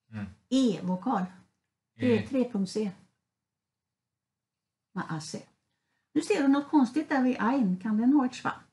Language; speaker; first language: Swedish; native; Swedish